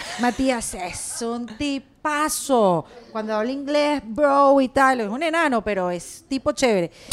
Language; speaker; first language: Spanish; native; Spanish